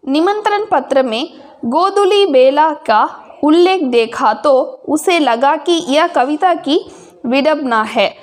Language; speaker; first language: Hindi; non-native, local second language; Tamil